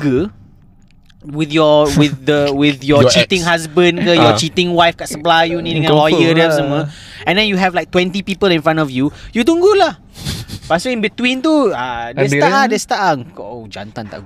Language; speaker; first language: English; non-native, local second language; Malay